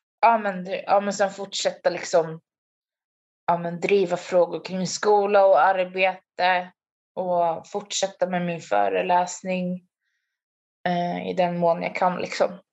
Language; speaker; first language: Swedish; native; Swedish